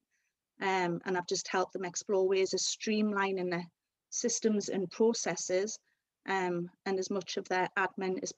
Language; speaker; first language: English; native; English